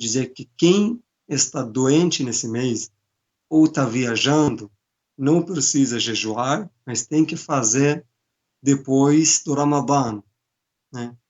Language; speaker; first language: Portuguese; non-native, fluent; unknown